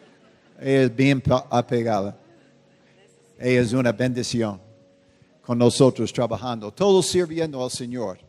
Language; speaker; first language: Spanish; non-native, fluent; English